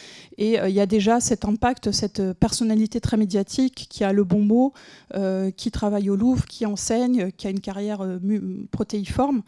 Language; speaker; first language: French; native; French